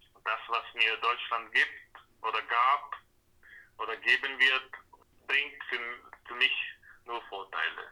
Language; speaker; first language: German; non-native, fluent; Slovak